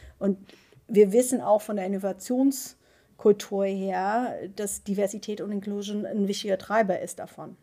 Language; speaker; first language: German; non-native, fluent; Dutch